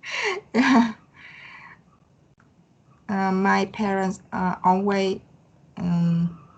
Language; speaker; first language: English; non-native, learner; Vietnamese